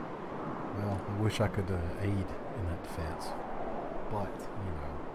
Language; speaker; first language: English; native; English